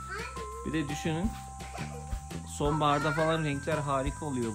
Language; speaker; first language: Turkish; native; Turkish